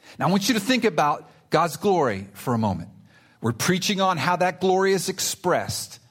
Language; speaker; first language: English; early bilingual, other home language; Spanish